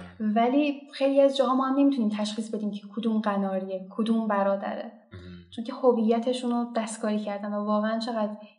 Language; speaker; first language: Persian; non-native, local second language; Azerbaijani